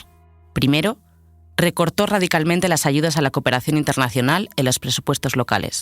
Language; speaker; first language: Spanish; native; Spanish